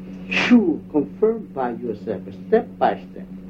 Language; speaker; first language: English; non-native, learner; Vietnamese